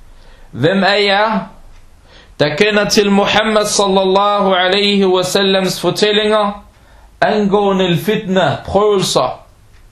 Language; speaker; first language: Danish; early bilingual, other home language; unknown